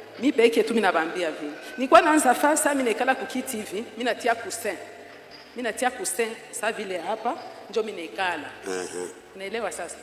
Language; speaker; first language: Swahili; native; Swahili